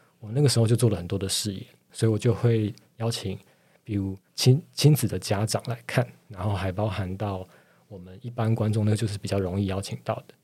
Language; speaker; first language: Chinese; native; Chinese